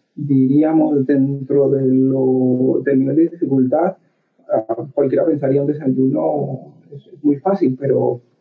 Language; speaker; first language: Spanish; native; Spanish